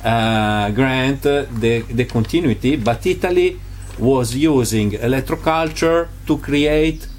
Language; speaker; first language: English; non-native, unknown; Italian